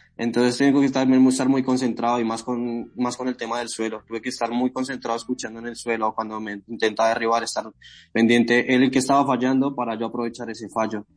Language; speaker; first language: Spanish; native; Spanish